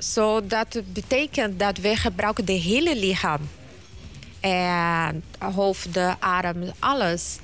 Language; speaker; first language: Dutch; non-native, learner; Portuguese